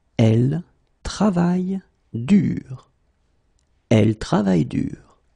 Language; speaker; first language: French; native; French